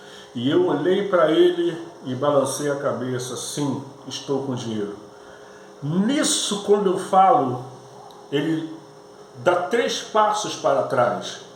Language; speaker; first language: Portuguese; native; Portuguese